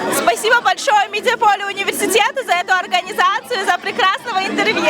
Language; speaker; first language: Russian; non-native, local second language; Kyrgyz